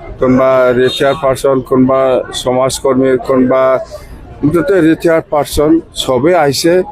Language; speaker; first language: Assamese; non-native, local second language; Bodo